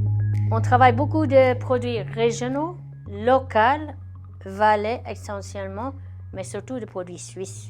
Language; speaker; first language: French; non-native, fluent; English